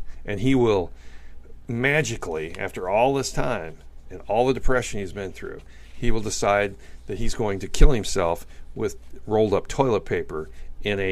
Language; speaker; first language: English; native; English